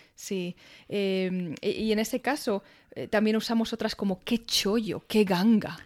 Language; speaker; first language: Spanish; native; Spanish